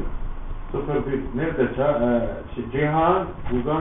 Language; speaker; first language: Turkish; non-native, learner; Arabic